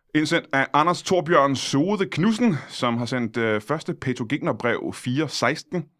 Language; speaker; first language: Danish; native; Danish